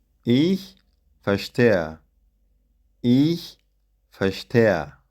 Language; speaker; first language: German; non-native, fluent; Central Kurdish